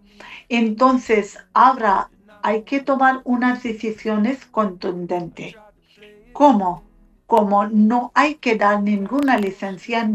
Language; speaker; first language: Spanish; non-native, learner; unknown